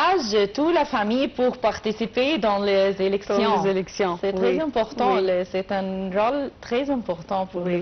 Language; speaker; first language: French; non-native, learner; Arabic